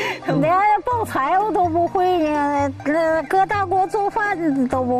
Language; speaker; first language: Chinese; native; Chinese